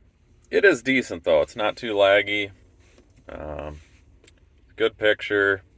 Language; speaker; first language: English; native; English